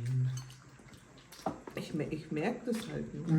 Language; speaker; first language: German; native; German